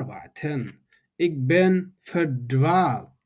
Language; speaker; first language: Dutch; non-native, fluent; Tigrinya